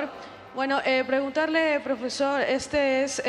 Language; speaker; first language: Spanish; native; Spanish